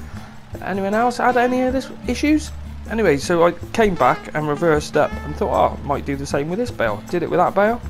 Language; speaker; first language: English; native; English